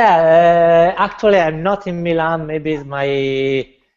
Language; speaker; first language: English; non-native, learner; Italian